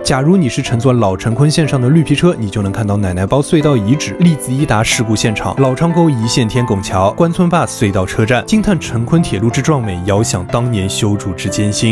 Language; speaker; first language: Chinese; native; Chinese